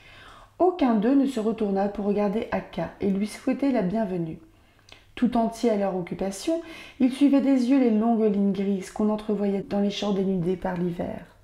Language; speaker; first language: French; native; French